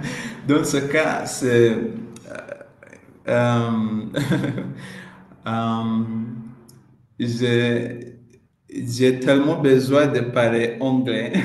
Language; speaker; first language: French; non-native, learner; Swahili